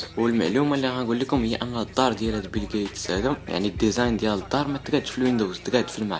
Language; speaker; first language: Arabic; native; Arabic